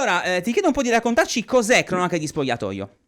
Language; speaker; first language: Italian; native; Italian